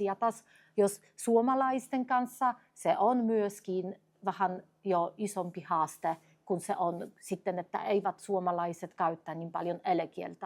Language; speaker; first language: Finnish; non-native, fluent; Polish